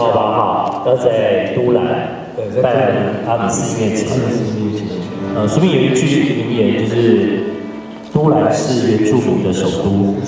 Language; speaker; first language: Chinese; native; Chinese